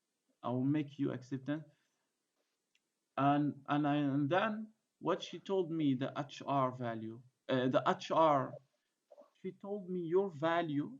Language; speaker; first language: English; non-native, fluent; Arabic